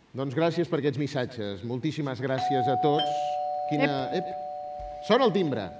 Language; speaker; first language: Catalan; native; Catalan